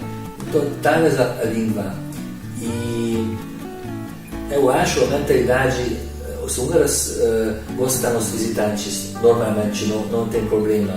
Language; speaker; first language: Portuguese; non-native, learner; Hungarian